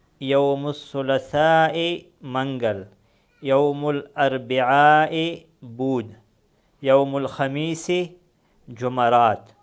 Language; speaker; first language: Urdu; non-native, local second language; Pashto